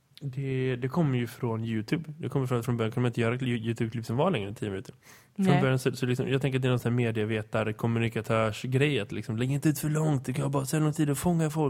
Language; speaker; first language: Swedish; native; Swedish